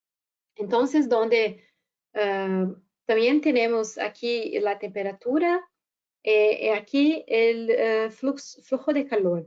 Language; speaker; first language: Spanish; non-native, fluent; Portuguese